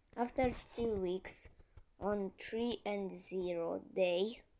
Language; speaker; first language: English; non-native, learner; Romanian